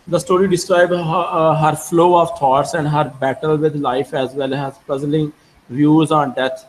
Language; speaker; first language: English; non-native, local second language; Urdu